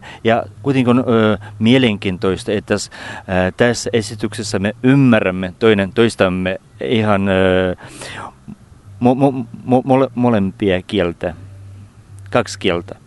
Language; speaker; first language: Finnish; non-native, fluent; Russian